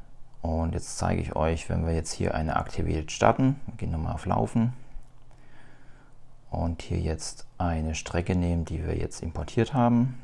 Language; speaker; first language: German; native; German